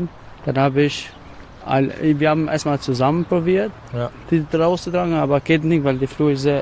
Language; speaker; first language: German; non-native, learner; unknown